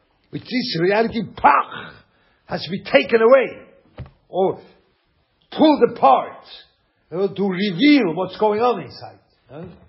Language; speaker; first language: English; non-native, fluent; German